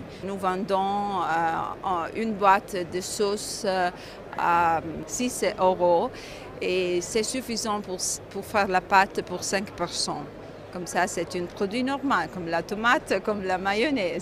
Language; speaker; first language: French; non-native, fluent; Italian